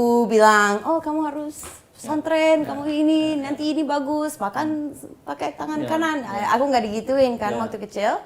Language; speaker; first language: Indonesian; non-native, fluent; English